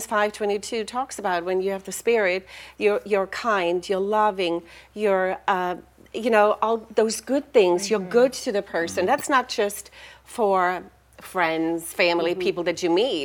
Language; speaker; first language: English; non-native, fluent; German